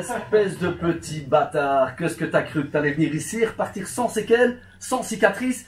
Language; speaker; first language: French; early bilingual, other home language; Turkish